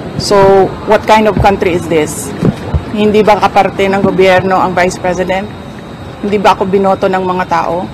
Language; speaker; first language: Filipino; non-native, local second language; Cebuano